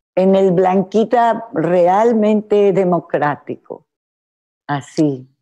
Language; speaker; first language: Spanish; native; Spanish